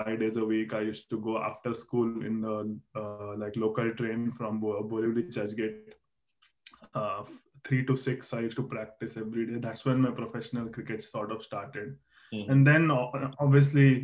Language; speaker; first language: English; non-native, local second language; Marathi